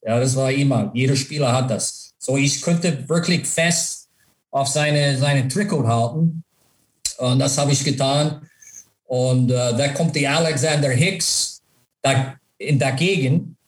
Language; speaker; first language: German; non-native, learner; English